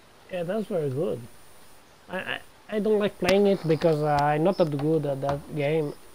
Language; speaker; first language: English; non-native, fluent; Italian